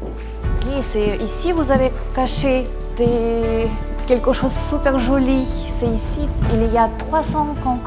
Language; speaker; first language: French; non-native, learner; Russian